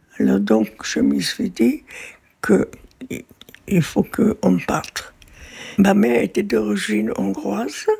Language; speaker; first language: French; non-native, fluent; German